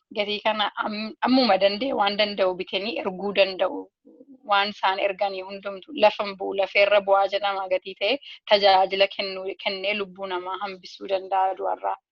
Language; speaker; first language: Oromo; native; Oromo